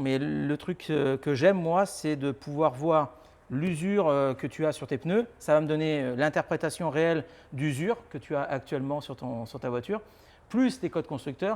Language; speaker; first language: French; native; French